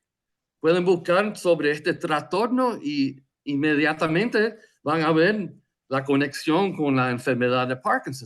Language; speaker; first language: Spanish; non-native, fluent; English